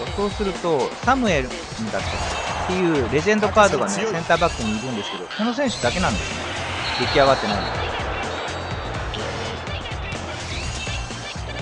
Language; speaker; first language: Japanese; native; Japanese